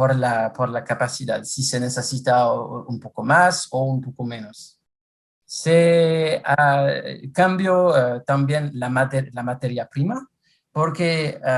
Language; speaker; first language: Spanish; non-native, fluent; French